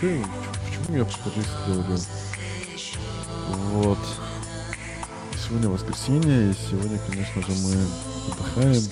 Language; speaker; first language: Russian; non-native, local second language; Tajik